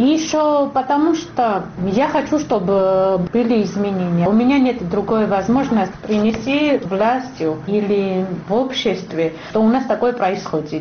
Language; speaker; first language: Russian; non-native, local second language; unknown